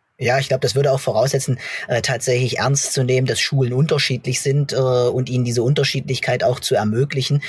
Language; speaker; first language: German; native; German